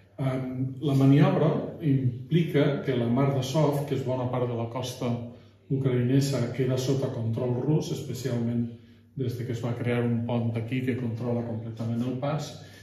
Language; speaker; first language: Catalan; native; Catalan